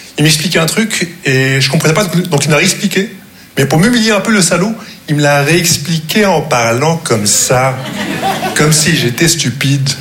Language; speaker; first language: French; non-native, local second language; Arabic